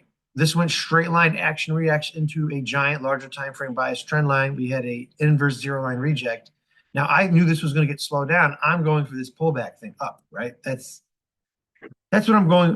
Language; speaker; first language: English; native; English